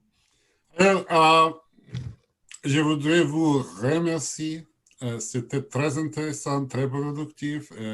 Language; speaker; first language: French; non-native, learner; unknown